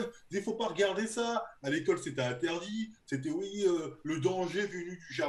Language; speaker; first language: French; native; French